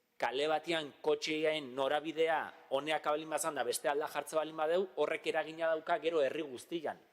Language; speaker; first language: Basque; native; Basque